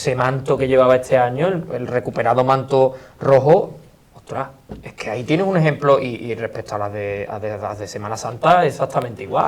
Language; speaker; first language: Spanish; native; Spanish